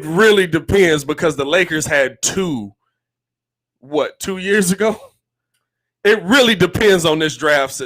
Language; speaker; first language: English; native; English